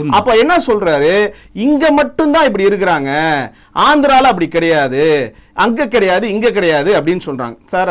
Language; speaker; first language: Tamil; non-native, local second language; Telugu